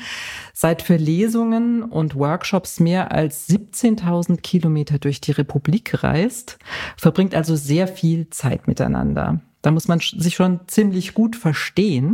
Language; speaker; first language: German; native; German